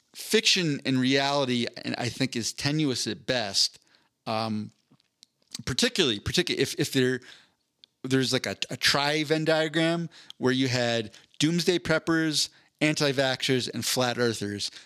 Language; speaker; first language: English; native; English